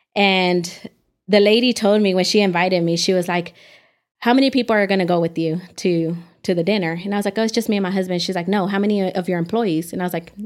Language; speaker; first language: English; native; English